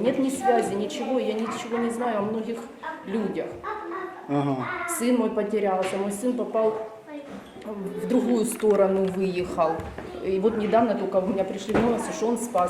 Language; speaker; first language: Russian; native; Russian